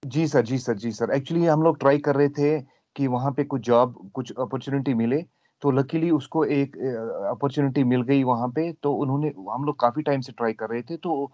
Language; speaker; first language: Hindi; native; Hindi